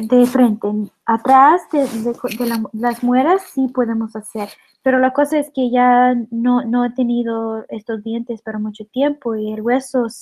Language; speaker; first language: Spanish; non-native, learner; English